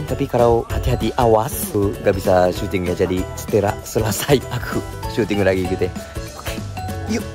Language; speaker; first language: Indonesian; non-native, fluent; Japanese